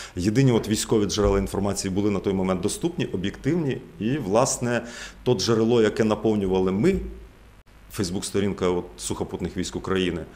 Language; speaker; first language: Ukrainian; native; Ukrainian